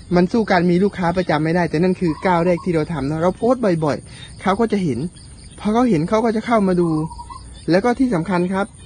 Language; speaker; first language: Thai; native; Thai